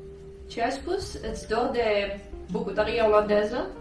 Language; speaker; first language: Romanian; non-native, learner; Dutch